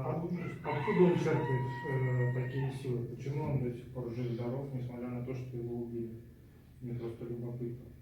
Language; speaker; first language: Russian; native; Russian